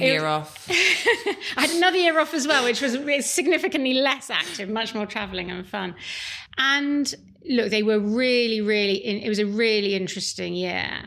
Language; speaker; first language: English; native; English